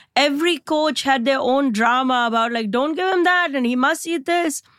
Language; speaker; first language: English; non-native, local second language; Gujarati